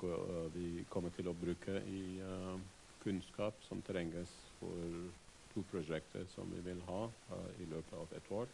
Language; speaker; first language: Norwegian; non-native, fluent; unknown